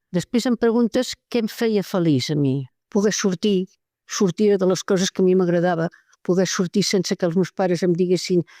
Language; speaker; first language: Catalan; native; Catalan